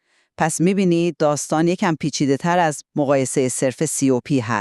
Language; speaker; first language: Persian; native; Persian